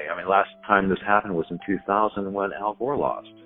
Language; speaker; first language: English; native; English